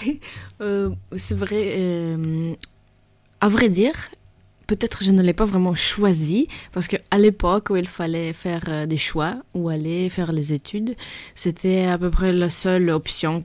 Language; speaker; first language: French; non-native, fluent; Russian